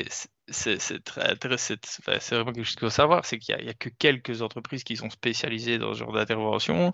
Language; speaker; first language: French; native; French